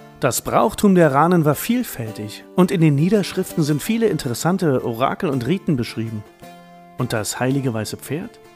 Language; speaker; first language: German; native; German